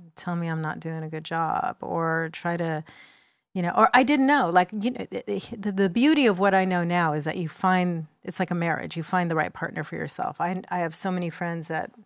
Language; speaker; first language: English; native; English